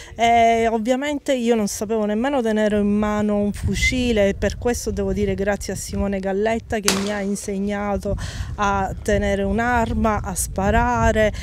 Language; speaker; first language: Italian; native; Italian